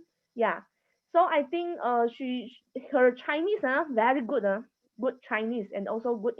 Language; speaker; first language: English; non-native, learner; Chinese